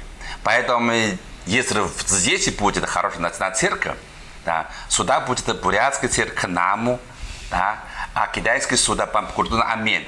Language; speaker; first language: Russian; non-native, learner; Chinese